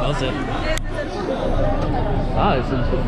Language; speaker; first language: Spanish; non-native, learner; Swedish